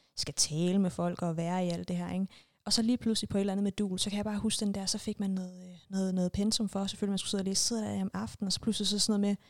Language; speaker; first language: Danish; non-native, fluent; Russian